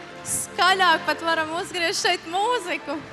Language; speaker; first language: Latvian; native; Latvian